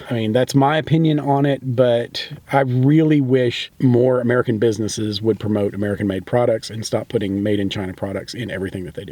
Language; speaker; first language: English; native; English